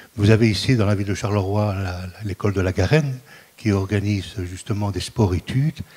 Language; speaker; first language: French; native; French